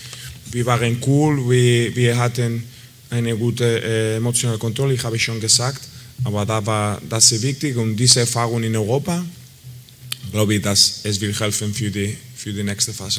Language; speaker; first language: German; non-native, learner; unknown